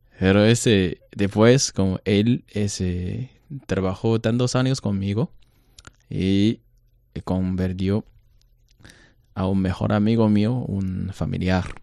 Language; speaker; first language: Spanish; non-native, learner; Chinese